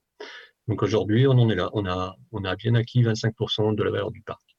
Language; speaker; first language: French; native; French